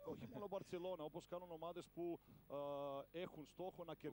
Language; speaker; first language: Greek; non-native, fluent; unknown